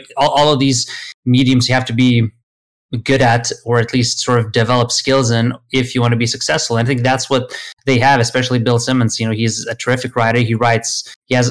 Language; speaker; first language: English; non-native, fluent; Swedish